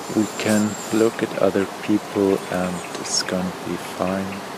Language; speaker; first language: English; non-native, fluent; German